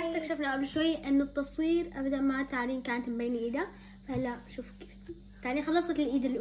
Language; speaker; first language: Arabic; native; Arabic